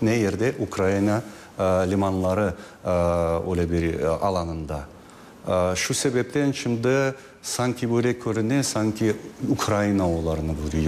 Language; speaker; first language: Turkish; non-native, fluent; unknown